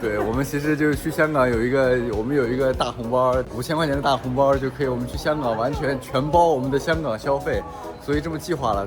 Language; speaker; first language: Chinese; native; Chinese